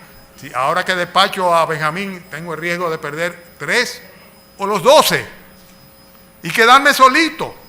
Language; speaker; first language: Spanish; native; Spanish